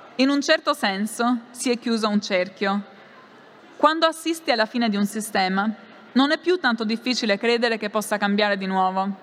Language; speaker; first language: Italian; non-native, fluent; Albanian